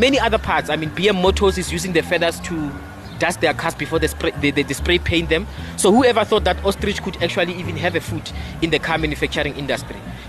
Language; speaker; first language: English; non-native, local second language; Northern Sotho